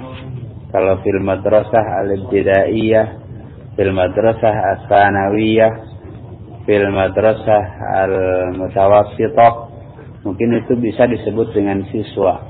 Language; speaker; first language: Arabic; non-native, fluent; Indonesian